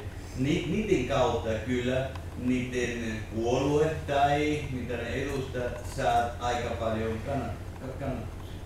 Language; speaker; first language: Finnish; non-native, fluent; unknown